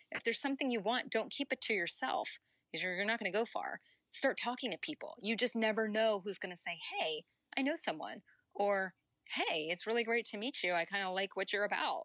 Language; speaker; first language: English; native; English